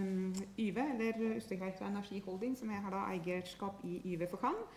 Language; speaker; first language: Norwegian; native; Norwegian